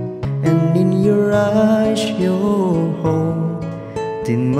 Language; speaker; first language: English; non-native, learner; Indonesian